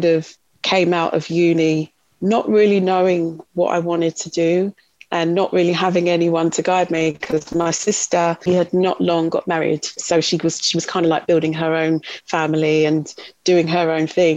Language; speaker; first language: English; native; English